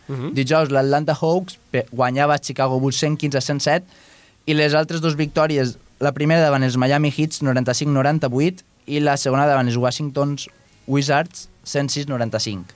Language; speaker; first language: Catalan; native; Catalan